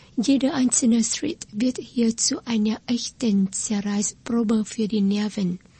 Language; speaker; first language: German; non-native, fluent; Vietnamese